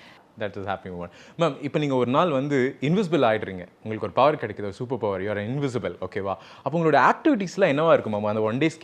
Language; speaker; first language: Tamil; native; Tamil